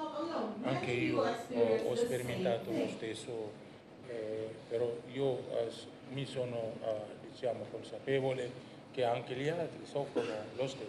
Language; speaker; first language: Italian; non-native, learner; Indonesian